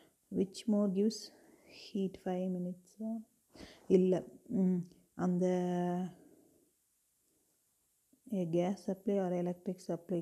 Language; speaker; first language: English; non-native, local second language; Tamil